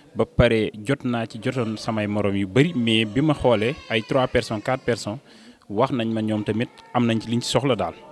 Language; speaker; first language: Wolof; native; Wolof